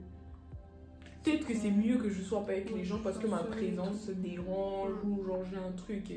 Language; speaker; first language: French; native; French